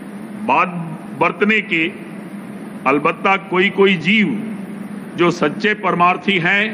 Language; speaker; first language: Hindi; native; Hindi